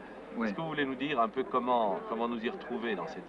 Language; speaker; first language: French; native; French